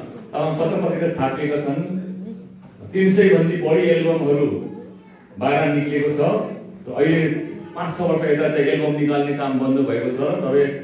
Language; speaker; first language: Nepali; non-native, local second language; Eastern Tamang